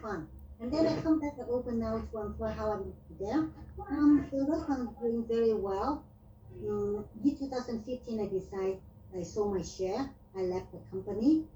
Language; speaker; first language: English; non-native, learner; Vietnamese